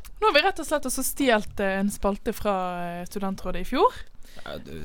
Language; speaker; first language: Norwegian; native; Norwegian